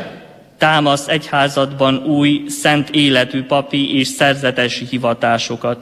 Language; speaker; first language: Hungarian; native; Hungarian